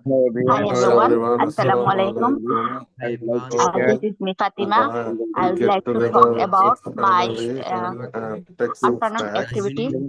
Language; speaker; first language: English; non-native, learner; Bangla